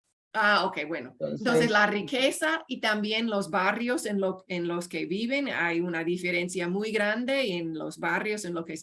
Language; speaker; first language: Spanish; non-native, fluent; English